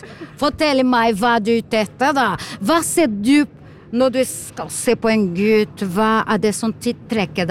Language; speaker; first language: Norwegian; non-native, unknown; Portuguese